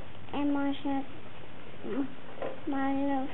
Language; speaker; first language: French; non-native, learner; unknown